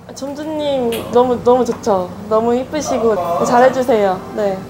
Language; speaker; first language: Korean; native; Korean